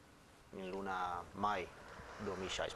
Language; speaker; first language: Romanian; non-native, fluent; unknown